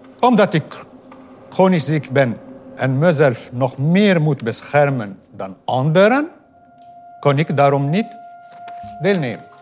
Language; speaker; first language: Dutch; non-native, fluent; Arabic